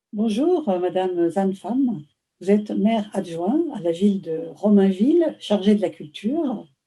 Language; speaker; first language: French; native; French